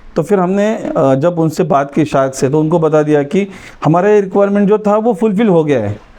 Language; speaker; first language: Hindi; non-native, local second language; Marathi